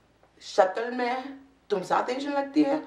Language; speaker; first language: Hindi; non-native, learner; English